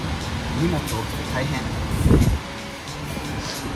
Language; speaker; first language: Japanese; native; Japanese